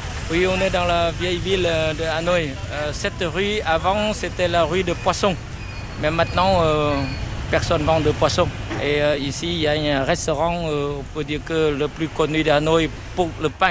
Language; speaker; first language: French; non-native, fluent; Vietnamese